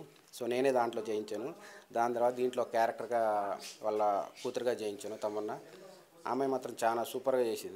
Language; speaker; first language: Telugu; native; Telugu